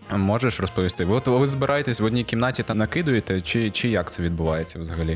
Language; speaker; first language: Ukrainian; native; Ukrainian